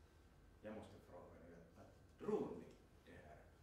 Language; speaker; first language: Swedish; non-native, local second language; Finnish